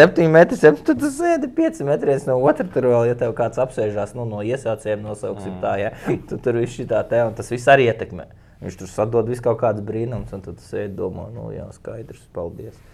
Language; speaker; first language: Latvian; native; Latvian